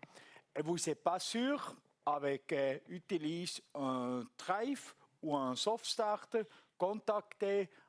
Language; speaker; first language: French; non-native, local second language; German